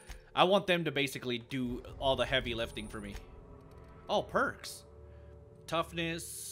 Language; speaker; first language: English; native; English